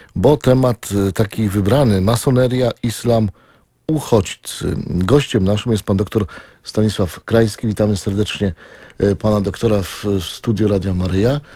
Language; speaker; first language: Polish; native; Polish